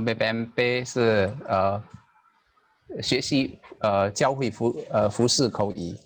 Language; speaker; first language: Chinese; non-native, learner; Indonesian